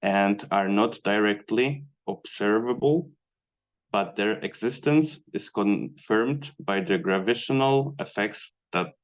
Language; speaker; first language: English; non-native, fluent; Polish